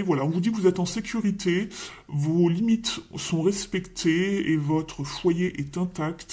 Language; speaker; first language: French; native; French